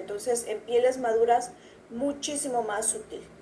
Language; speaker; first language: Spanish; native; Spanish